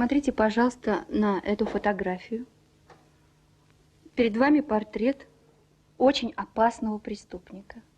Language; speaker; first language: Russian; native; Russian